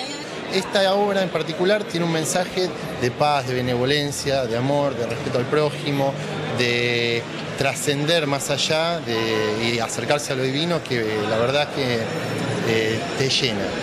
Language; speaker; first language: Spanish; native; Spanish